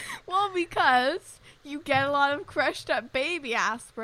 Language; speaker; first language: English; native; English